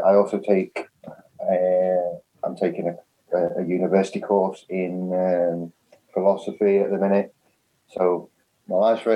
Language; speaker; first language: English; native; English